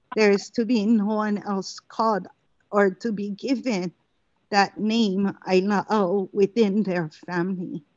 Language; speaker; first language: English; native; English